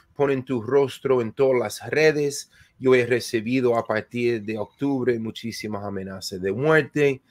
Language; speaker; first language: Spanish; non-native, fluent; English